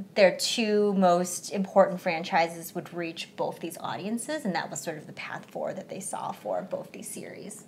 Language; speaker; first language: English; early bilingual, other home language; Chinese